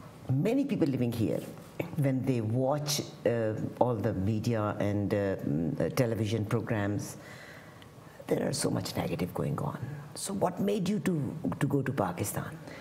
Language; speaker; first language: English; non-native, local second language; Urdu